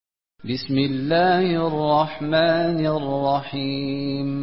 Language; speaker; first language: Arabic; native; Arabic